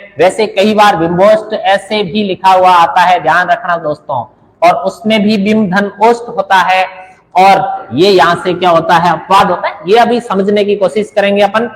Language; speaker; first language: Hindi; native; Hindi